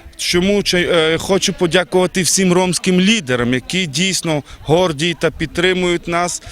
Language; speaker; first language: Ukrainian; non-native, local second language; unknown